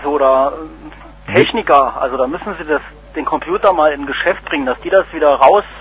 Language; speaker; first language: German; native; German